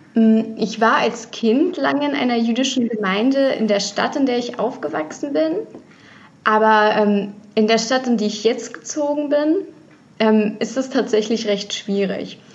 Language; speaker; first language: German; early bilingual, other home language; Russian